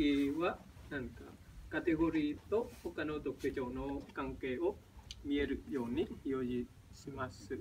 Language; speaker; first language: Japanese; non-native, learner; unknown